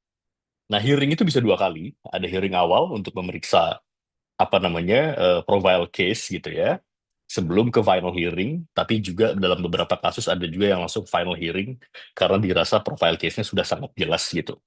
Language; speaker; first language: Indonesian; native; Indonesian